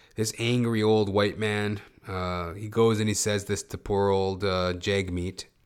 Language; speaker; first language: English; early bilingual, other home language; Hindi